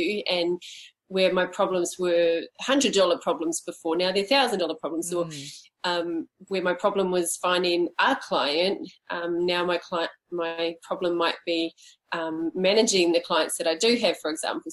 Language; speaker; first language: English; native; English